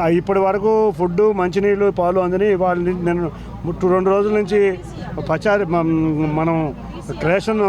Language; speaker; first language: Telugu; native; Telugu